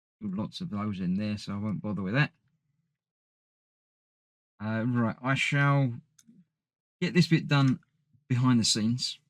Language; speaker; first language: English; native; English